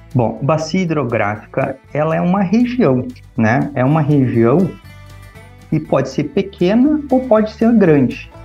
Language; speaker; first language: Portuguese; native; Portuguese